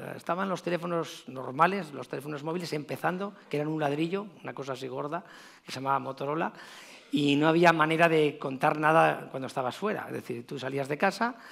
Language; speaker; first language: Spanish; native; Spanish